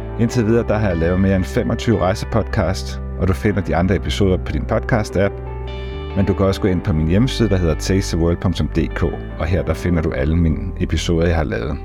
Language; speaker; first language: Danish; native; Danish